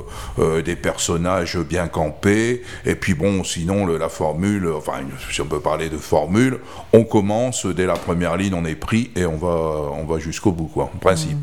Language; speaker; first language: French; native; French